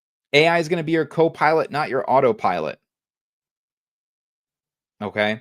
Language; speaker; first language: English; native; English